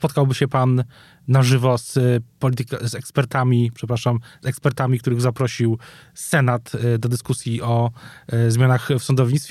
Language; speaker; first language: Polish; native; Polish